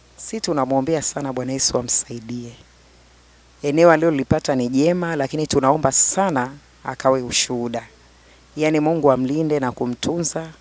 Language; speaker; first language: Swahili; native; Swahili